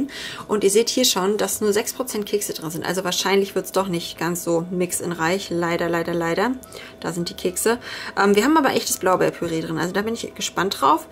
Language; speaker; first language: German; native; German